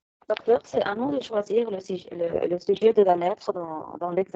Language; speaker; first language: French; non-native, learner; Arabic